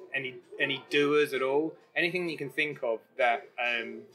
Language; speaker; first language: English; native; English